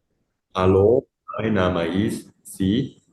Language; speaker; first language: German; non-native, learner; Thai